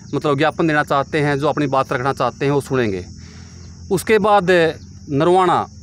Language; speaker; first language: Hindi; native; Hindi